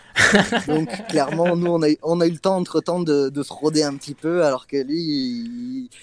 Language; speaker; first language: French; non-native, fluent; English